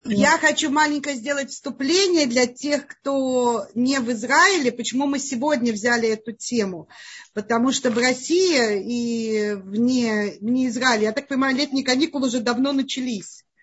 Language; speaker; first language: Russian; native; Russian